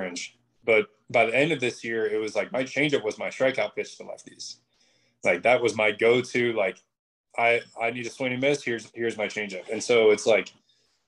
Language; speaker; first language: English; native; English